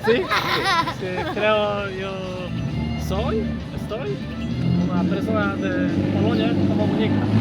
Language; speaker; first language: Spanish; non-native, learner; Polish